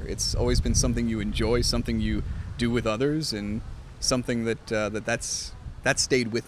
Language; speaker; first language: English; native; English